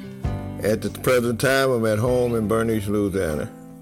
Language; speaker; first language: English; native; English